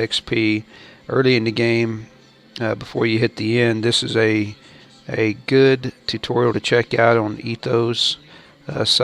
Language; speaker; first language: English; native; English